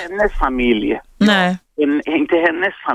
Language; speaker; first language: Swedish; early bilingual, other home language; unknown